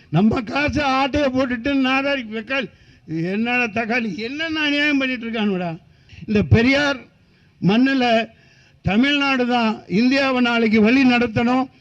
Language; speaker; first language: Tamil; native; Tamil